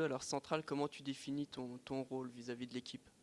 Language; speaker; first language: French; native; French